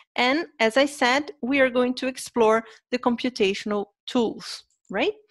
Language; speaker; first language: English; non-native, fluent; Portuguese